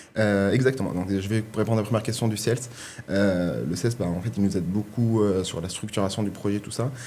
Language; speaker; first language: French; non-native, local second language; Arabic